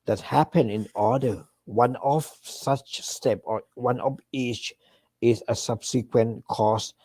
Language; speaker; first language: English; non-native, fluent; Thai